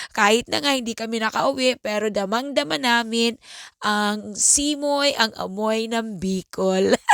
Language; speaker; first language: Filipino; native; Filipino